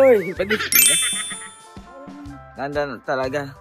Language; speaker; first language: Filipino; non-native, learner; Spanish